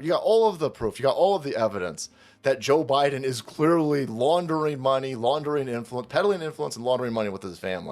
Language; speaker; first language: English; native; English